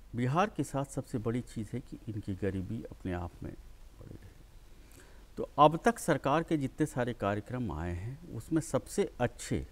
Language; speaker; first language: Hindi; native; Hindi